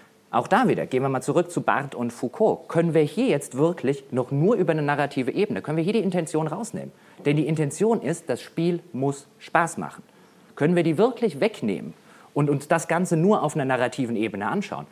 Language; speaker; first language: German; native; German